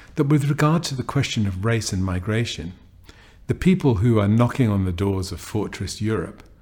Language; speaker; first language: English; native; English